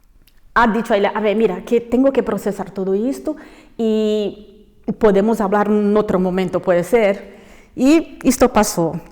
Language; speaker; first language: Spanish; non-native, fluent; Portuguese